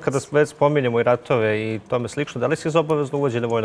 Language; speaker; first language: Serbian; native; Serbian